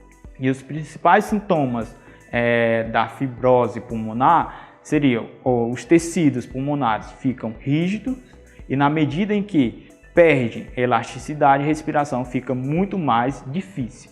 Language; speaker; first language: Portuguese; native; Portuguese